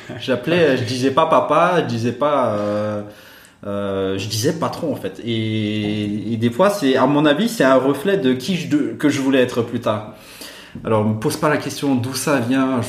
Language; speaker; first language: French; non-native, local second language; Malagasy